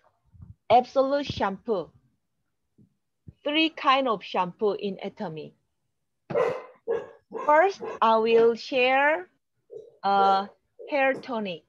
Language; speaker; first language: English; non-native, learner; Korean